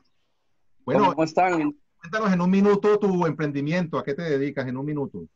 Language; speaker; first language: Spanish; native; Spanish